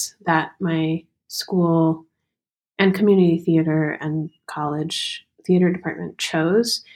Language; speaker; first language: English; native; English